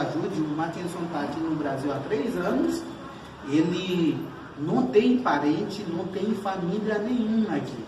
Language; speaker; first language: Portuguese; non-native, fluent; Haitian Creole